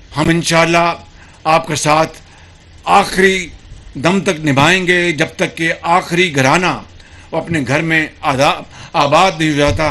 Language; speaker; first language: Urdu; non-native, local second language; Punjabi